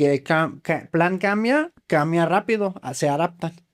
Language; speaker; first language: Spanish; non-native, fluent; German